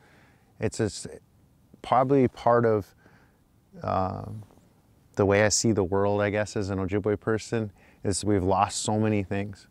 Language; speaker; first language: English; native; English